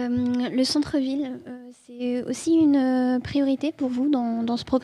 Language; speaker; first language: French; native; French